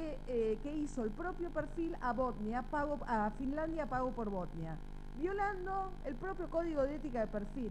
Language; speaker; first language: Spanish; native; Spanish